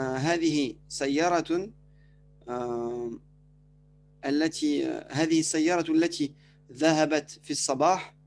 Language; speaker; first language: Arabic; non-native, fluent; French